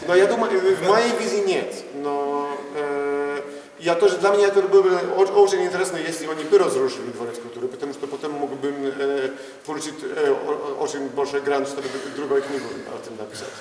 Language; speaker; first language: Russian; non-native, learner; Polish